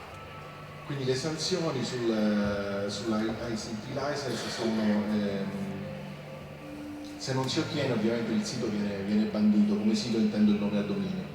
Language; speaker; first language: Italian; native; Italian